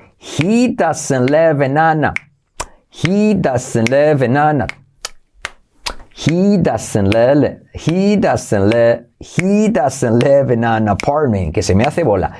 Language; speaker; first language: English; non-native, fluent; Spanish